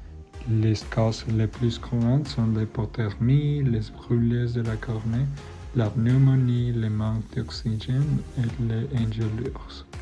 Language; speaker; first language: French; non-native, learner; Spanish